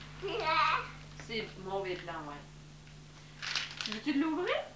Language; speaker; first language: French; native; French